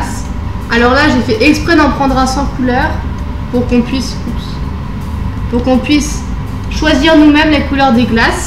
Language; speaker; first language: French; native; French